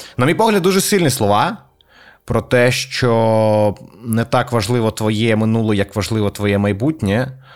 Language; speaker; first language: Ukrainian; non-native, local second language; Russian